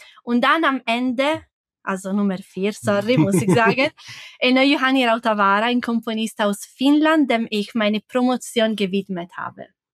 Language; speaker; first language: German; non-native, fluent; Italian